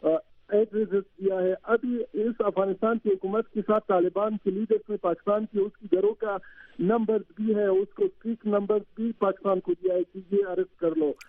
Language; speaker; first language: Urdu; non-native, learner; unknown